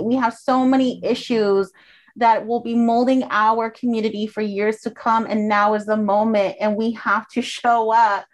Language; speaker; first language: English; early bilingual, other home language; Spanish